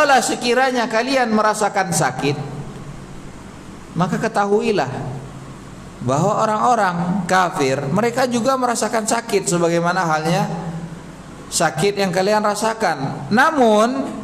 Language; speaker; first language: Indonesian; native; Indonesian